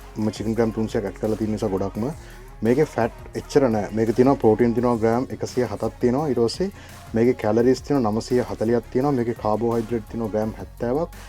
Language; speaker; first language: Sinhala; native; Sinhala